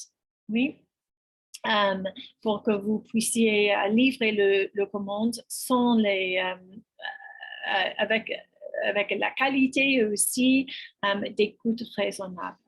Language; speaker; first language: French; non-native, fluent; English